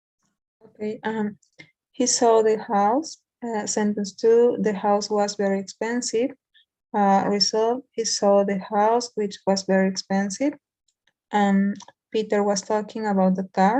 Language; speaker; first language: English; non-native, learner; Spanish